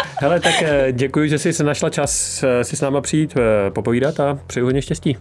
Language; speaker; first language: Czech; native; Czech